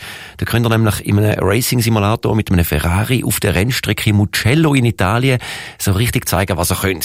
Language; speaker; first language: German; native; German